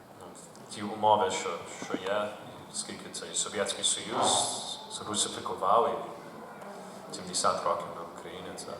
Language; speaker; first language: Ukrainian; early bilingual, heritage; Ukrainian